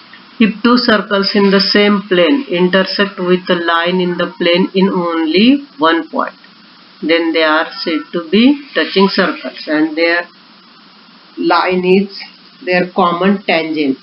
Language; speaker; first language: English; non-native, local second language; Marathi